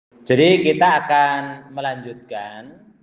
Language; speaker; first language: Indonesian; non-native, local second language; Javanese